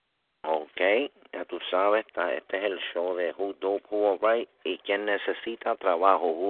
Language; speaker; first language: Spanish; early bilingual, heritage; Spanish